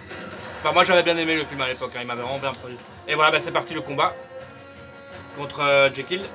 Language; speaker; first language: French; native; French